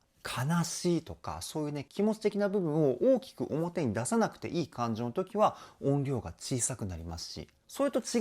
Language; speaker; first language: Japanese; native; Japanese